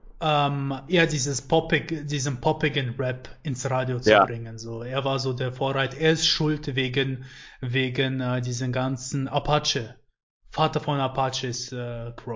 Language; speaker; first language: German; native; German